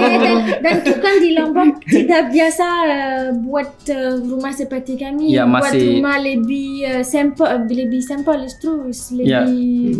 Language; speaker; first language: Indonesian; non-native, learner; French